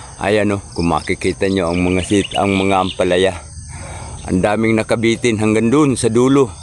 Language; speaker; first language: Filipino; non-native, local second language; Cebuano